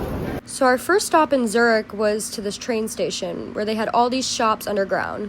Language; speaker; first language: English; native; English